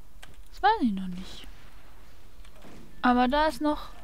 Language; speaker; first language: German; native; German